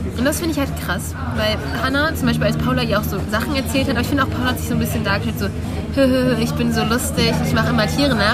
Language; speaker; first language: German; native; German